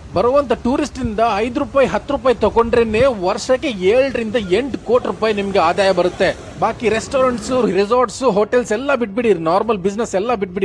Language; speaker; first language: Kannada; native; Kannada